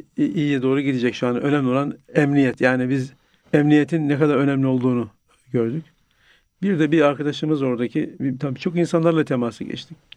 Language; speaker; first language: Turkish; native; Turkish